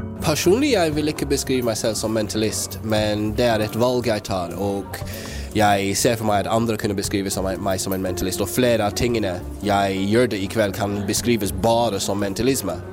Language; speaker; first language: Norwegian; non-native, fluent; English